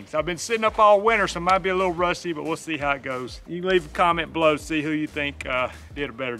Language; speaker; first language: English; native; English